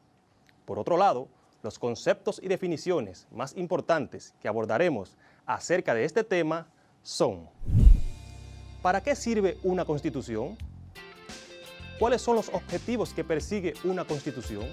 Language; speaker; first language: Spanish; native; Spanish